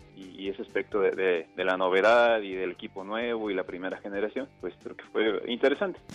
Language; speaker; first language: Spanish; native; Spanish